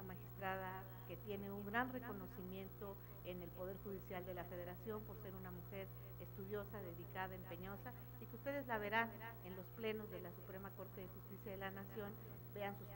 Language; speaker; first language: Spanish; native; Spanish